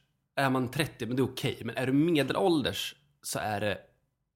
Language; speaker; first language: Swedish; native; Swedish